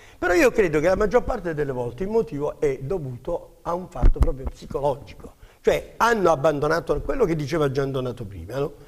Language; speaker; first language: Italian; native; Italian